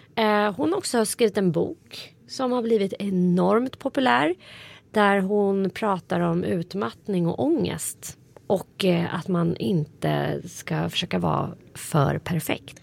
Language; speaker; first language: Swedish; native; Swedish